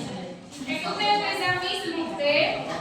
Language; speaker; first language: French; non-native, learner; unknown